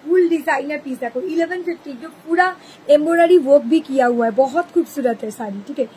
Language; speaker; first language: Hindi; non-native, local second language; Bangla